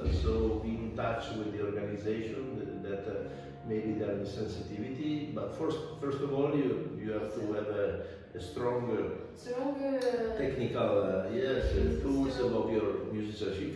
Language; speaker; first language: English; non-native, fluent; Italian